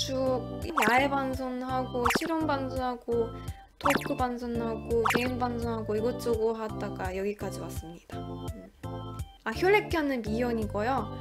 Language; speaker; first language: Korean; non-native, fluent; Japanese